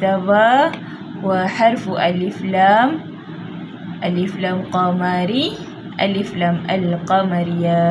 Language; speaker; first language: Arabic; non-native, learner; Malay